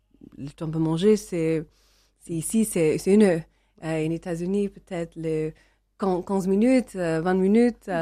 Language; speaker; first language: French; non-native, learner; English